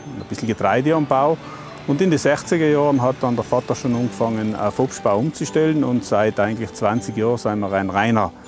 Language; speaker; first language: German; native; German